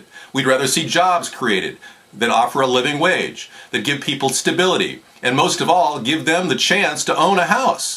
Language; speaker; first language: English; native; English